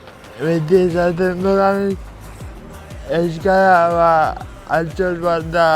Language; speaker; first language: Basque; non-native, local second language; Spanish